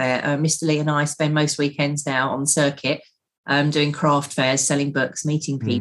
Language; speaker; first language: English; native; English